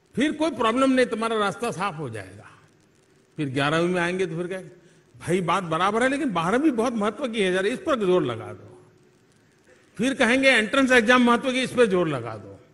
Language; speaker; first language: Hindi; native; Hindi